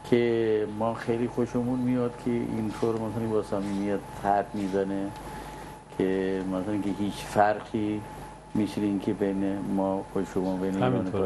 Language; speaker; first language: Persian; non-native, fluent; Urdu